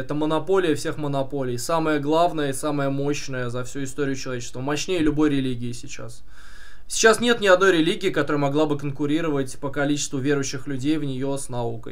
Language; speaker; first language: Russian; native; Russian